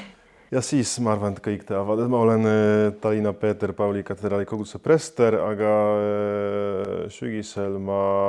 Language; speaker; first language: Estonian; non-native, fluent; Polish